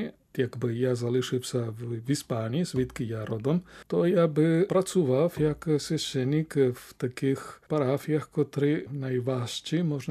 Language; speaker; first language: Ukrainian; non-native, fluent; Spanish